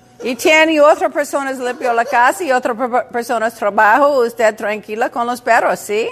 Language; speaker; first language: Spanish; non-native, learner; English